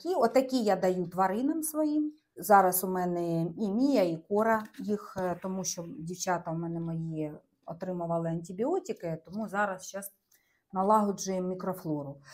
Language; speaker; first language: Ukrainian; non-native, local second language; Russian